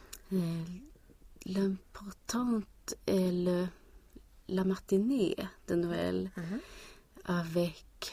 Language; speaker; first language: French; non-native, learner; Swedish